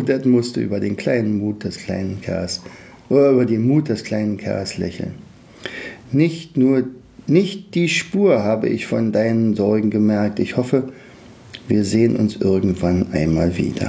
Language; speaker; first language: German; native; German